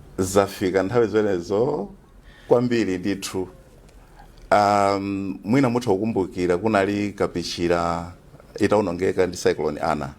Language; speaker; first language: Nyanja; native; Nyanja